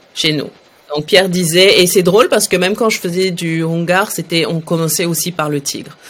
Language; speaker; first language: French; early bilingual, other home language; Arabic